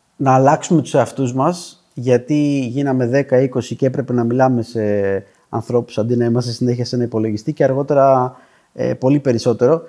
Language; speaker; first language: Greek; native; Greek